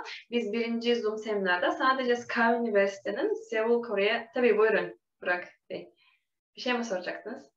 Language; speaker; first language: Turkish; non-native, fluent; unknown